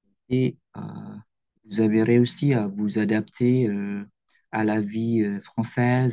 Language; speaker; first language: French; non-native, fluent; Indonesian